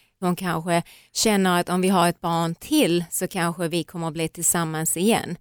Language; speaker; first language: Swedish; native; Swedish